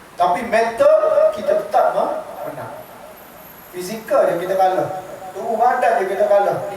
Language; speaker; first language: Malay; native; Malay